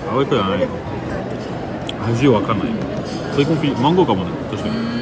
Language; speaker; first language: Japanese; non-native, learner; French